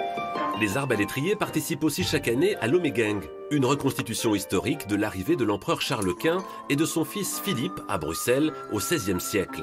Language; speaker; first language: French; native; French